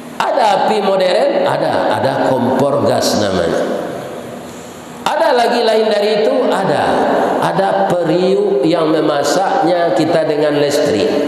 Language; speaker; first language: Malay; non-native, local second language; Minangkabau